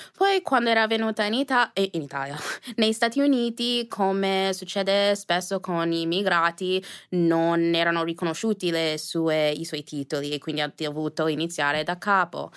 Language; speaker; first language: Italian; non-native, fluent; English